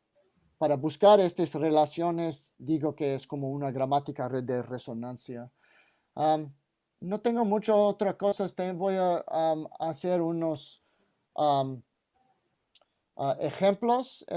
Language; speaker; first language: Spanish; non-native, fluent; English